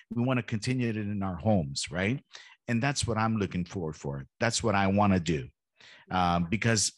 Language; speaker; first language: English; early bilingual, heritage; Italian